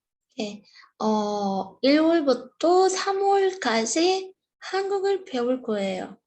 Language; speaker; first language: Korean; non-native, learner; Arabic